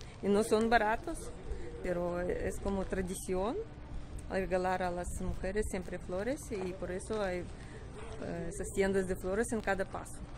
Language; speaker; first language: Spanish; non-native, learner; Russian